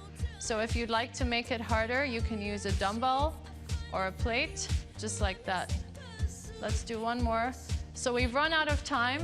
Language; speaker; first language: English; non-native, local second language; Arabic